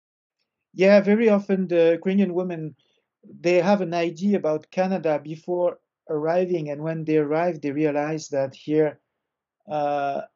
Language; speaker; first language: English; non-native, fluent; French